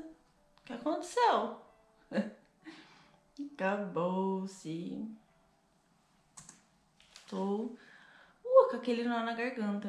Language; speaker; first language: Portuguese; native; Portuguese